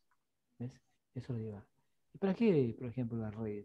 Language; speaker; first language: Spanish; native; Spanish